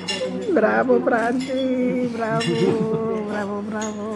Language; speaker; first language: Italian; non-native, fluent; Filipino